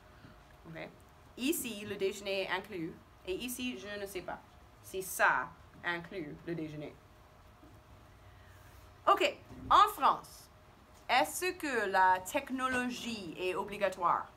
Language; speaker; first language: French; non-native, fluent; English